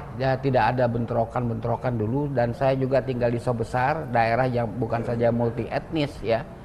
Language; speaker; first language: Indonesian; native; Indonesian